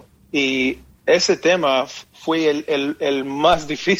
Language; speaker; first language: Spanish; non-native, fluent; Hebrew